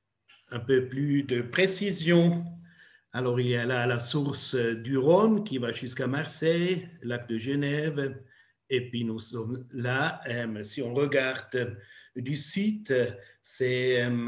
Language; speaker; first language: French; non-native, fluent; German